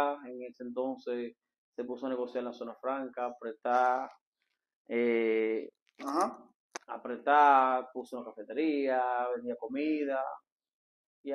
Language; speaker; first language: Spanish; native; Spanish